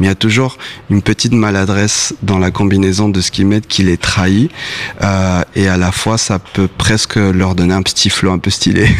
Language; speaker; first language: French; non-native, fluent; Spanish